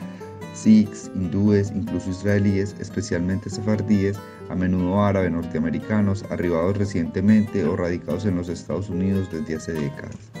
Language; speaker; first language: Spanish; native; Spanish